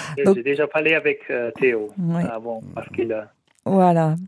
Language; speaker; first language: French; non-native, learner; German